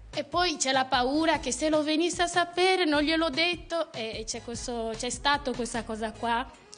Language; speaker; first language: Italian; non-native, fluent; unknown